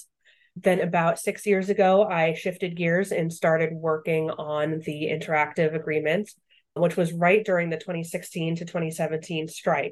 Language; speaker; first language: English; native; English